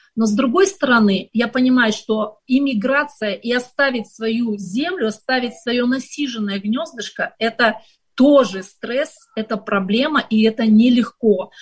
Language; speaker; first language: Russian; native; Russian